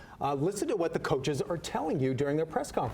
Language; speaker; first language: English; native; English